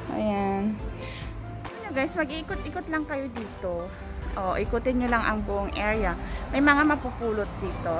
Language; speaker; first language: Filipino; native; Filipino